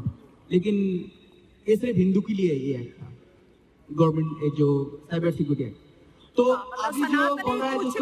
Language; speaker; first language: Hindi; non-native, learner; Bangla